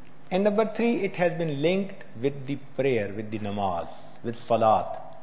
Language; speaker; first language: English; non-native, local second language; Urdu